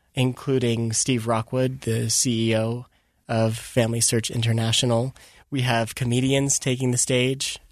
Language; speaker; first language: English; early bilingual, other home language; Filipino